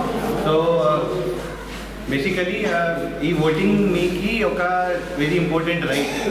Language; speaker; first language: Telugu; non-native, learner; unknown